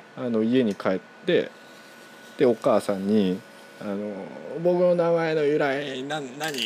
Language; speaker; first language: Japanese; non-native, fluent; Korean